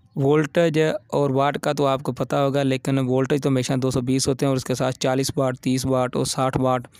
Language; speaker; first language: Urdu; non-native, local second language; Punjabi